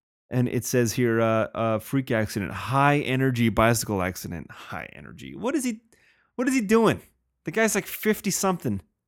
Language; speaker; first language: English; native; English